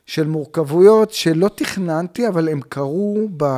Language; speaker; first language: Hebrew; native; Hebrew